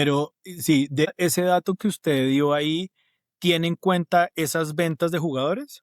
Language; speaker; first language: Spanish; native; Spanish